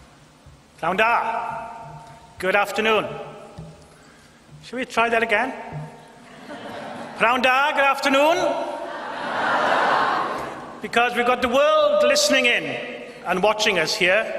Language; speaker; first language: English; non-native, local second language; Welsh